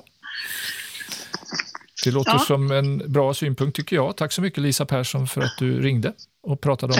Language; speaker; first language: Swedish; native; Swedish